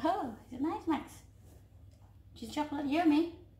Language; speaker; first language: English; non-native, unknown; Javanese